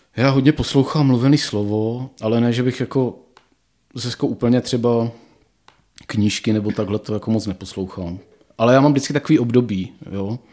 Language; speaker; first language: Czech; native; Czech